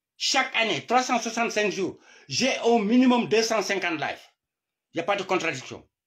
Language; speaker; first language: French; non-native, local second language; Wolof